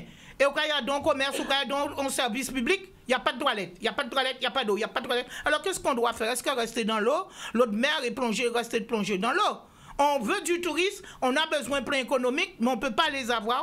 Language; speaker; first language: French; non-native, local second language; Guadeloupean Creole French